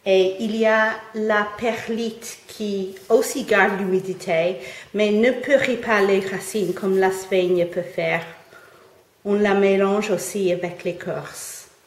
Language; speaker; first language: French; non-native, fluent; English